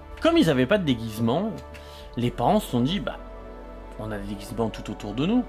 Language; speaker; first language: French; native; French